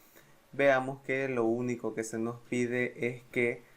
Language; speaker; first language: Spanish; native; Spanish